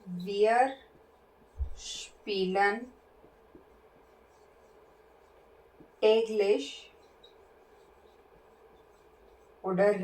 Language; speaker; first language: German; non-native, fluent; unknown